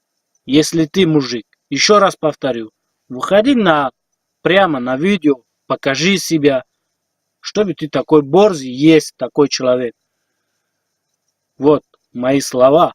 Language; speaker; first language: Russian; non-native, learner; Tajik